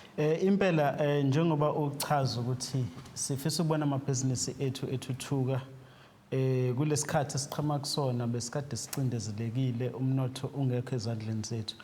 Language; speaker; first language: Zulu; native; Zulu